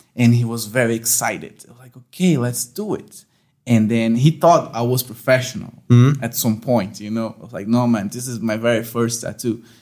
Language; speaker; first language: English; non-native, fluent; Portuguese